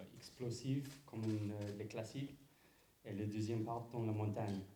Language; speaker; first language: French; non-native, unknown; English